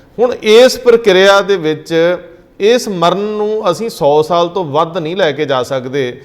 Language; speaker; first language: Punjabi; native; Punjabi